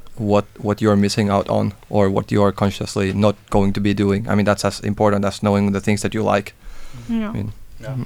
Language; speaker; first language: English; non-native, fluent; Finnish